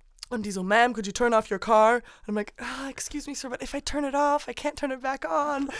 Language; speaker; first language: English; early bilingual, other home language; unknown